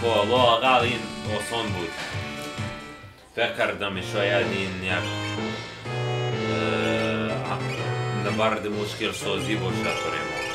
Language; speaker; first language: Persian; non-native, learner; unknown